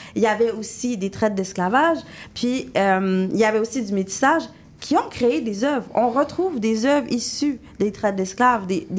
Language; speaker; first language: French; native; French